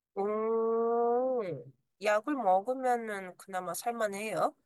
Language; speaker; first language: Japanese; early bilingual, other home language; Korean